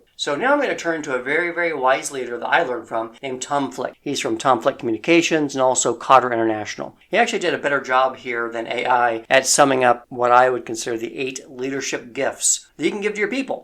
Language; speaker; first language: English; native; English